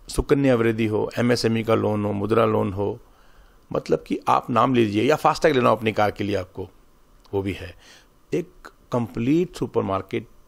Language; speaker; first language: Hindi; native; Hindi